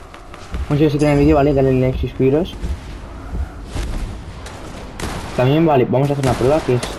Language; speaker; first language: Spanish; native; Spanish